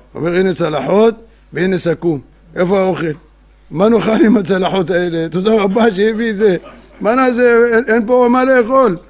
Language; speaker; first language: Hebrew; native; Hebrew